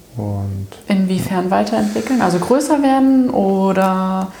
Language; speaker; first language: German; native; German